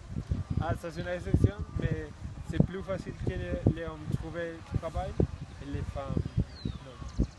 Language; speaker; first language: French; non-native, learner; Spanish